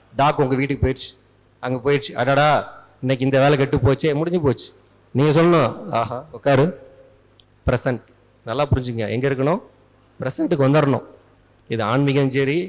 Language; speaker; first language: Tamil; native; Tamil